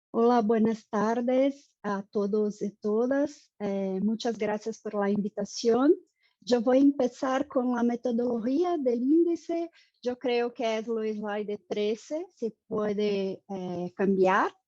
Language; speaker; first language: Spanish; non-native, fluent; Portuguese